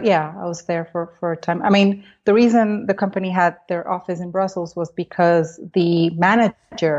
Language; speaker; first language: English; non-native, fluent; Spanish